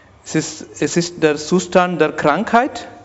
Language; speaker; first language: German; non-native, learner; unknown